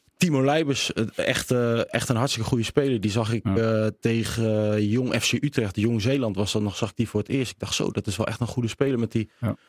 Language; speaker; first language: Dutch; native; Dutch